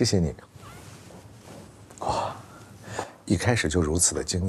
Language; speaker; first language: Chinese; native; Chinese